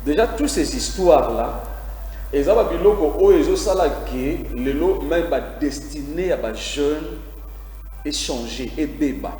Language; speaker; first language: French; non-native, local second language; Lingala